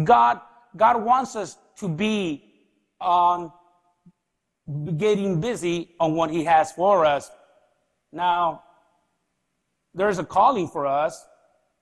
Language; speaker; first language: English; early bilingual, other home language; Spanish